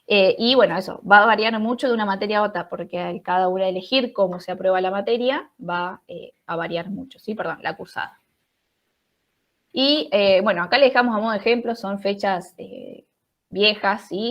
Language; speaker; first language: Spanish; native; Spanish